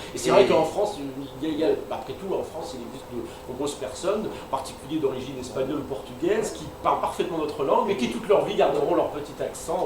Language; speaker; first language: French; native; French